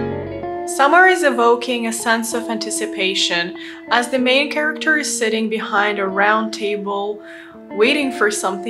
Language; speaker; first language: English; non-native, fluent; Russian